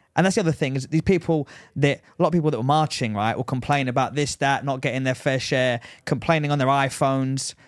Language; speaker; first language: English; native; English